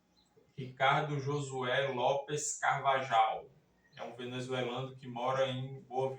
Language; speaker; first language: Portuguese; native; Portuguese